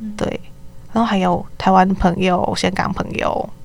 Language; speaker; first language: Chinese; non-native, learner; Thai